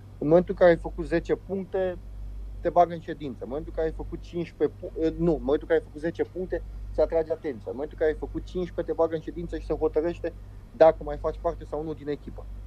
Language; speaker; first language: Romanian; native; Romanian